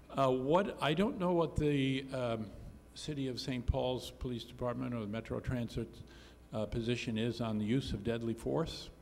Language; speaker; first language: English; native; English